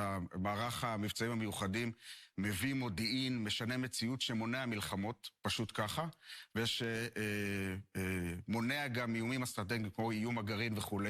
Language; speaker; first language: Hebrew; native; Hebrew